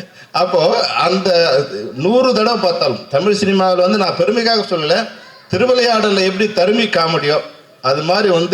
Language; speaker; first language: Tamil; native; Tamil